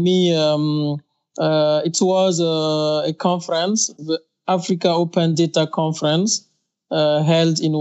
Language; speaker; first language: English; non-native, fluent; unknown